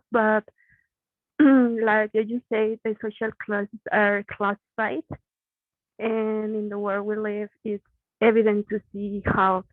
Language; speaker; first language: English; non-native, learner; Spanish